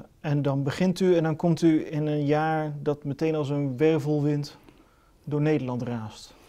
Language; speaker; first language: Dutch; native; Dutch